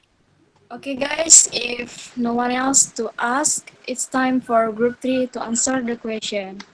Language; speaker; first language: English; non-native, learner; Indonesian